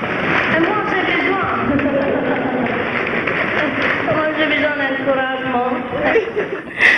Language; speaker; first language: French; non-native, fluent; Vietnamese